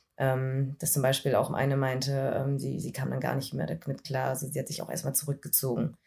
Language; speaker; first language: German; early bilingual, other home language; Vietnamese